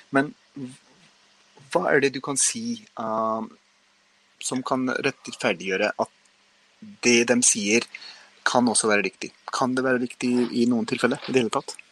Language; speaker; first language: Norwegian; early bilingual, other home language; Urdu